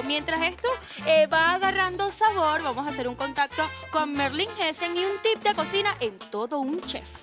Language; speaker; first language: Spanish; native; Spanish